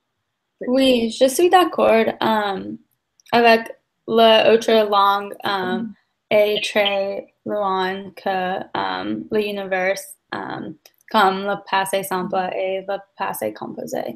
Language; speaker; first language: French; non-native, learner; English